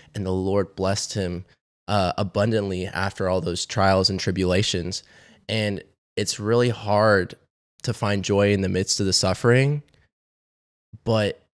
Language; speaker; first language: English; native; English